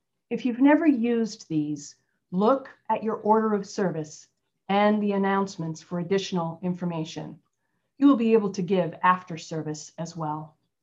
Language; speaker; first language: English; native; English